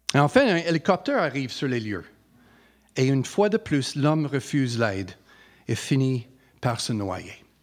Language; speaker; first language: French; non-native, fluent; English